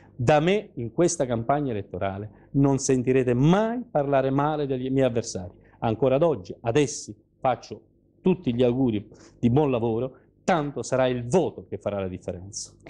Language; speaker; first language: Italian; native; Italian